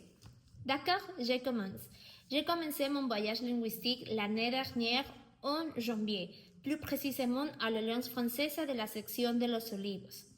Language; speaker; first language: French; non-native, learner; Spanish